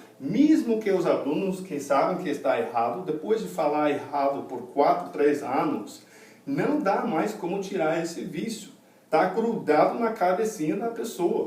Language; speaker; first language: Portuguese; non-native, fluent; English